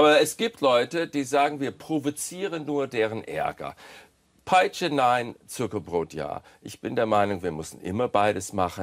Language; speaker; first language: German; non-native, fluent; English